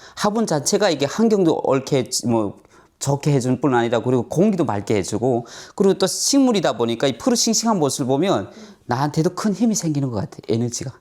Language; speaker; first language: Korean; native; Korean